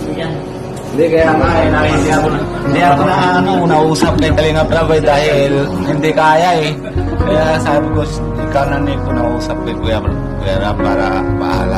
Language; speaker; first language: Filipino; non-native, learner; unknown